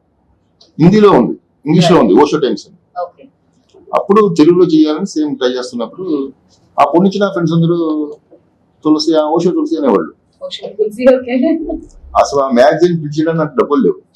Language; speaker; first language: Telugu; native; Telugu